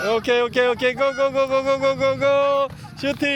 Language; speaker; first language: English; non-native, learner; Korean